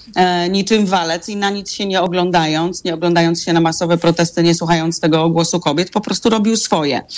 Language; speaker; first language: Polish; native; Polish